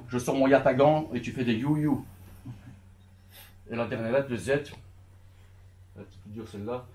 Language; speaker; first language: French; early bilingual, other home language; Turkish